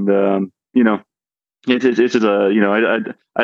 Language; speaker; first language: English; native; English